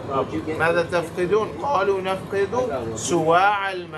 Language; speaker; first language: Arabic; early bilingual, heritage; Arabic